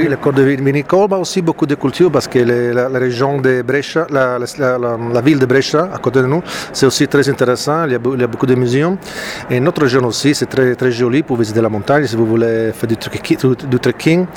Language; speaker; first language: French; non-native, fluent; Italian